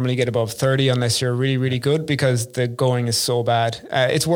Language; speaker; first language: English; native; English